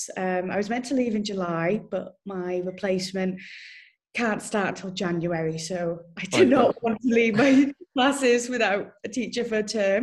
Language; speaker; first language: English; native; English